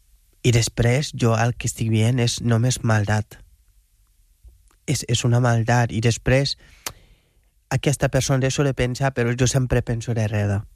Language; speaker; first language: Catalan; non-native, fluent; Wolof